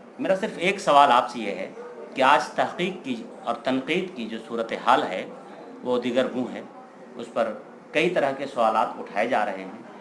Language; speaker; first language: Urdu; native; Urdu